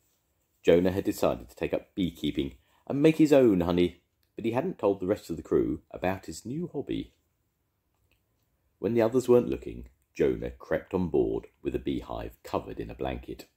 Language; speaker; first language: English; native; English